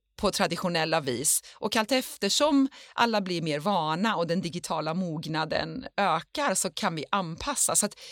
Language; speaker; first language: Swedish; non-native, fluent; Persian